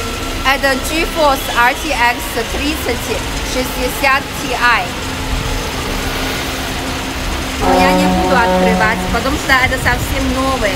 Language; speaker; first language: Russian; non-native, learner; Chinese